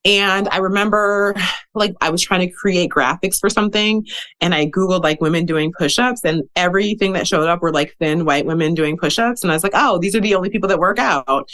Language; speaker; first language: English; native; English